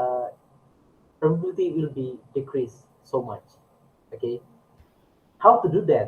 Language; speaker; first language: English; non-native, learner; Indonesian